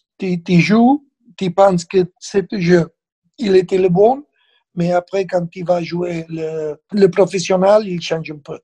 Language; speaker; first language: French; non-native, fluent; Spanish